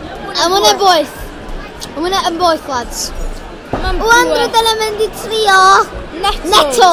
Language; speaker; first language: Welsh; non-native, local second language; English